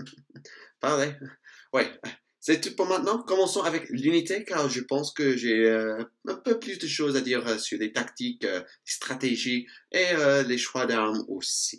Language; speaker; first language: French; non-native, fluent; English